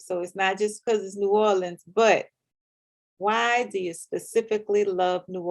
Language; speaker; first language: English; native; English